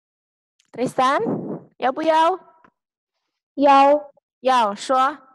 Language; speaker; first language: Chinese; non-native, fluent; Indonesian